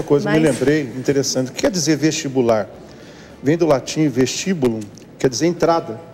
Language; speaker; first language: Portuguese; native; Portuguese